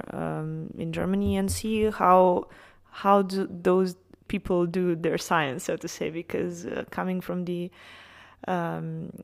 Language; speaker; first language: English; non-native, fluent; Serbian